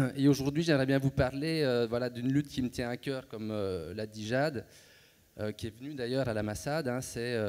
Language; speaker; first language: French; native; French